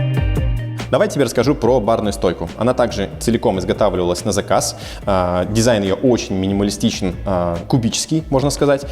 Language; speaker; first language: Russian; native; Russian